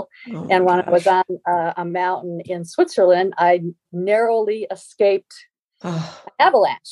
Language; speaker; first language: English; native; English